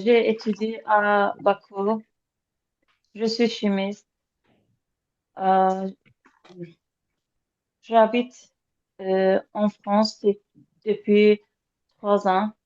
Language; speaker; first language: French; non-native, learner; Azerbaijani